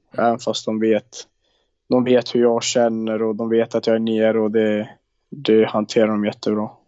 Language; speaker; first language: Swedish; native; Swedish